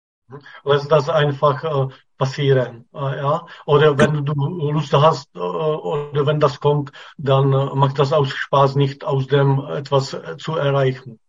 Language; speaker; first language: German; non-native, fluent; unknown